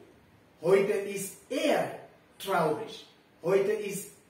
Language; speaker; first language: German; non-native, fluent; Sinhala